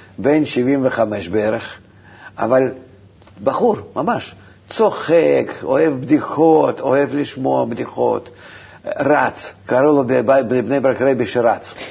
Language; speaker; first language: Hebrew; non-native, fluent; Russian